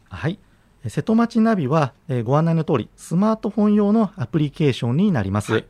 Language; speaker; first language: Japanese; native; Japanese